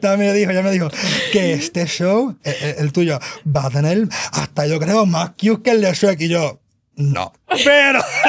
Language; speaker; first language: Spanish; native; Spanish